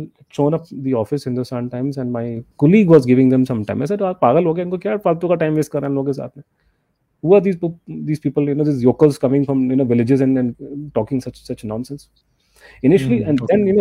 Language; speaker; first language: English; non-native, local second language; Hindi